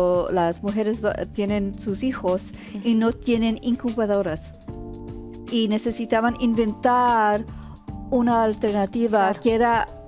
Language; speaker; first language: Spanish; early bilingual, heritage; Spanish